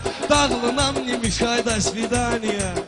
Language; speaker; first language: Russian; non-native, learner; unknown